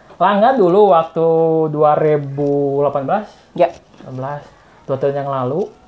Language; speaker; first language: Indonesian; non-native, local second language; Sundanese